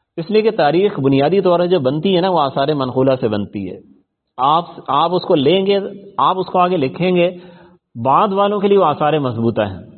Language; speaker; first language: Urdu; non-native, local second language; Punjabi